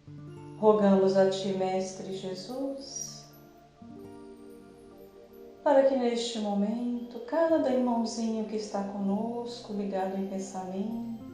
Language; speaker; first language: Portuguese; native; Portuguese